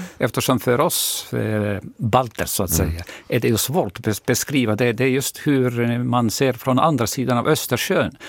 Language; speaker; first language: Swedish; non-native, fluent; Estonian